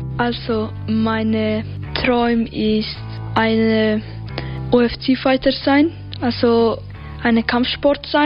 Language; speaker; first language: German; early bilingual, other home language; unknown